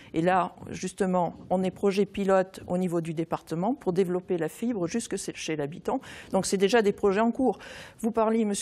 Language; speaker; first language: French; native; French